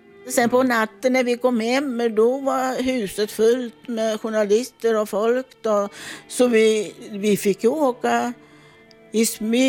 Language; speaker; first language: Swedish; non-native, fluent; Italian